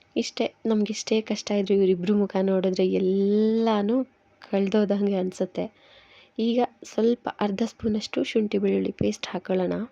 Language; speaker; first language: Kannada; native; Kannada